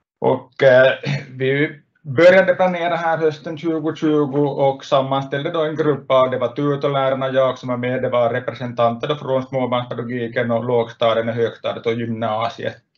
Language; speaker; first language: Swedish; native; Swedish